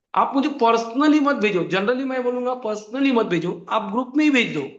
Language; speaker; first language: Hindi; non-native, local second language; Marathi